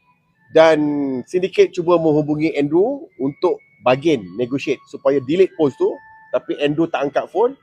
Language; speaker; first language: Malay; native; Malay